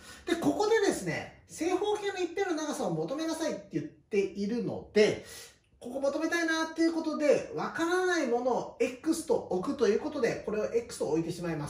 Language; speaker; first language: Japanese; native; Japanese